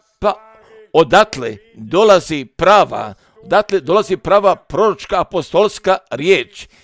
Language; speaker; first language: Croatian; early bilingual, heritage; Croatian